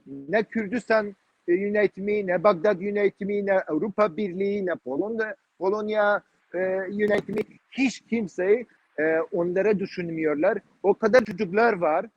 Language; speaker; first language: Turkish; non-native, learner; Kurdish